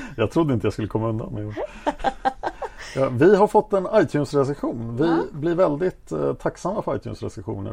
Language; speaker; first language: Swedish; native; Swedish